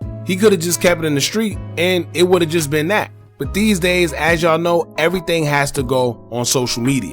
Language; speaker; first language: English; native; English